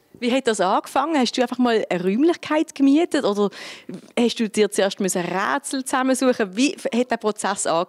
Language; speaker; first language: German; native; German